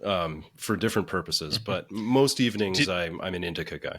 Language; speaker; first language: English; native; English